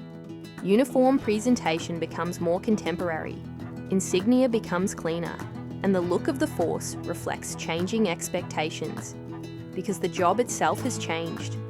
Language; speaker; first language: English; native; English